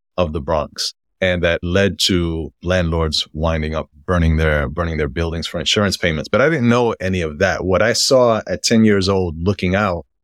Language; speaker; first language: English; native; English